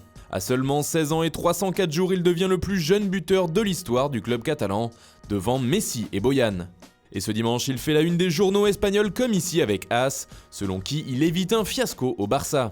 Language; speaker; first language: French; native; French